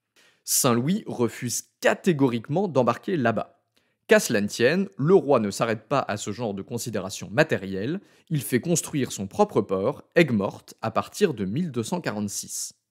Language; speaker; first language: French; native; French